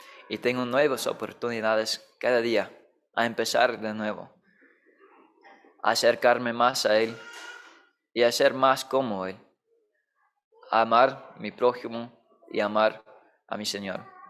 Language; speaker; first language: Spanish; non-native, fluent; English